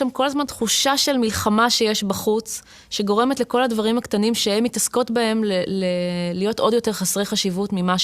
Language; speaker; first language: Hebrew; native; Hebrew